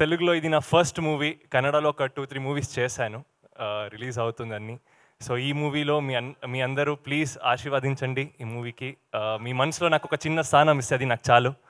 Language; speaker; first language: Telugu; non-native, learner; Kannada